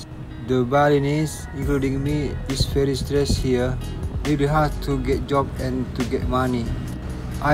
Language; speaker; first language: English; non-native, learner; Indonesian